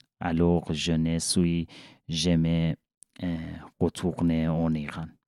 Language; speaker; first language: French; non-native, learner; Persian